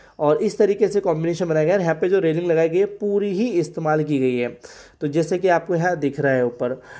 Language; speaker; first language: Hindi; native; Hindi